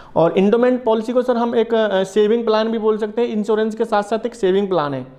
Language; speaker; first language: Hindi; native; Hindi